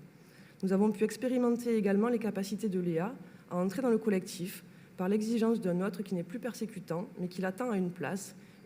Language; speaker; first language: French; native; French